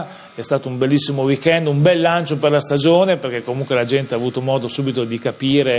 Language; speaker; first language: Italian; native; Italian